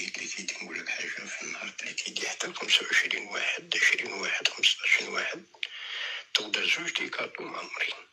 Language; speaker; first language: Arabic; native; Arabic